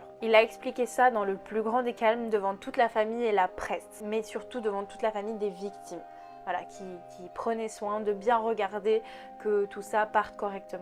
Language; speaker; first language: French; native; French